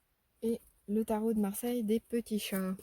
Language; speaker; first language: French; native; French